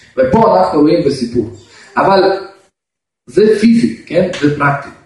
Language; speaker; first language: Hebrew; non-native, fluent; Russian